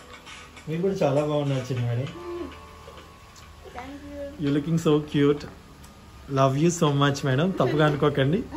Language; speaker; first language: Telugu; native; Telugu